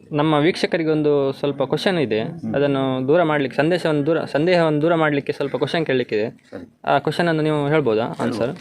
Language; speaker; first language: Kannada; non-native, local second language; Tulu